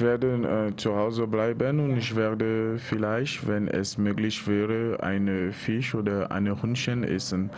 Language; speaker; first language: German; non-native, learner; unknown